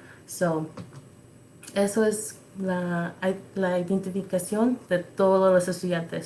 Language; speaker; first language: Spanish; early bilingual, other home language; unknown